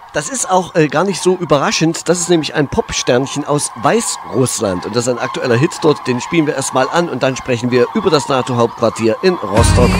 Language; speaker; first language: German; native; German